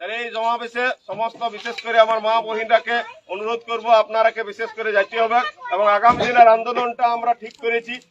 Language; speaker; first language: Bangla; native; Bangla